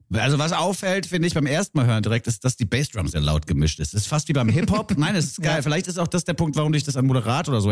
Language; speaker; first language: German; native; German